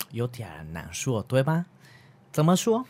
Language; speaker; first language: Chinese; non-native, learner; Spanish